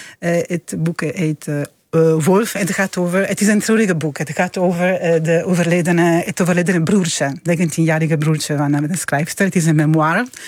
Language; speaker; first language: Dutch; non-native, fluent; Italian